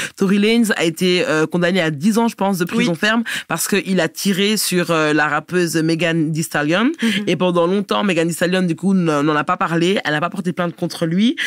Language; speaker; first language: French; native; French